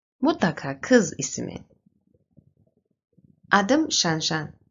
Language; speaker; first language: Turkish; non-native, learner; Chinese